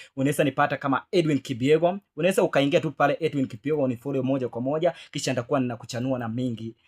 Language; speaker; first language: Swahili; non-native, local second language; Luyia